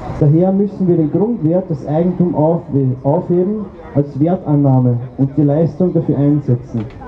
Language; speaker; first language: German; native; German